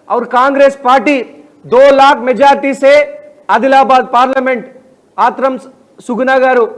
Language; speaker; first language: Hindi; non-native, local second language; Telugu